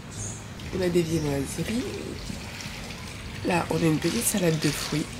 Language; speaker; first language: French; native; French